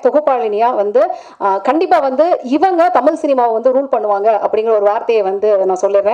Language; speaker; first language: Tamil; native; Tamil